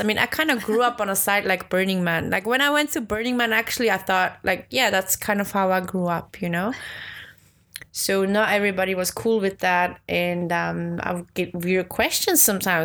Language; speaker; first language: English; non-native, fluent; Swiss German